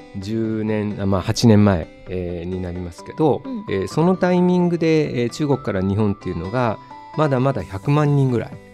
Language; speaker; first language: Japanese; native; Japanese